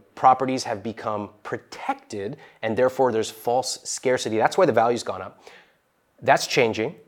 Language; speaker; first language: English; native; English